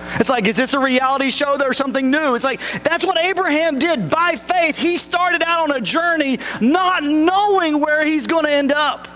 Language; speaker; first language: English; native; English